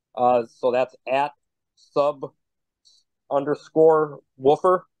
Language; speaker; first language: English; native; English